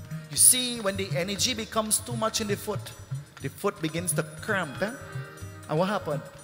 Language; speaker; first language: English; native; English